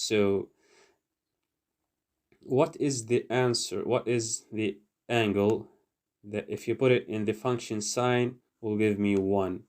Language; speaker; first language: English; non-native, fluent; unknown